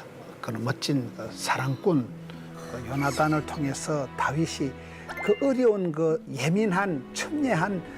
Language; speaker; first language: Korean; native; Korean